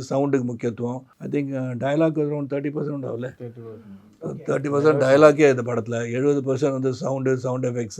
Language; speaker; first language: Tamil; native; Tamil